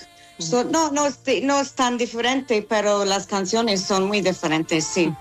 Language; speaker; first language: Spanish; non-native, fluent; English